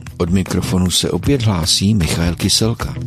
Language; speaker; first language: Czech; native; Czech